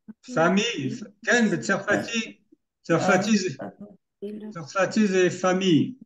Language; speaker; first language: Hebrew; non-native, fluent; French